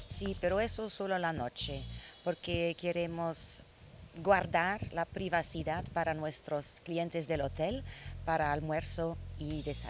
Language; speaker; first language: Spanish; non-native, learner; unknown